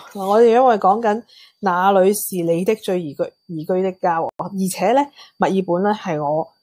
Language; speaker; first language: Cantonese; early bilingual, heritage; Cantonese